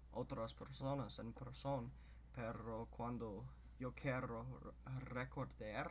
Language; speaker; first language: Spanish; non-native, learner; English